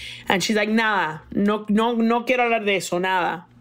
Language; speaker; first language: Spanish; early bilingual, heritage; Spanish